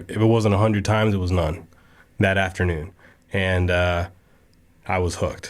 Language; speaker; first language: English; native; English